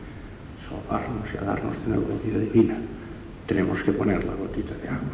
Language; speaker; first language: Spanish; non-native, local second language; Catalan